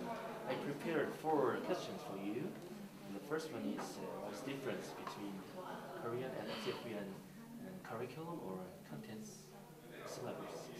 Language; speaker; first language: English; non-native, learner; Korean